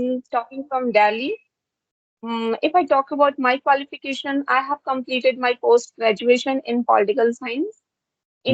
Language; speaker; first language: English; non-native, local second language; Hindi